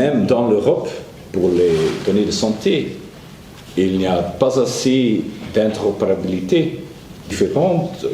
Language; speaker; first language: French; non-native, learner; Dutch